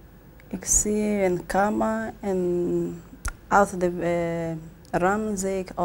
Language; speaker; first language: Dutch; non-native, learner; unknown